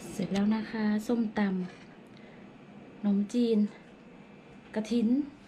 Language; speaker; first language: Thai; native; Thai